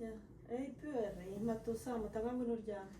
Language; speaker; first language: Finnish; non-native, learner; Kinyarwanda